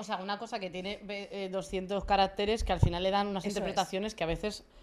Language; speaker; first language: Spanish; native; Spanish